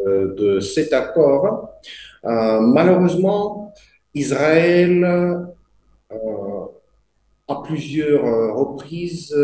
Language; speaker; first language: French; non-native, fluent; Russian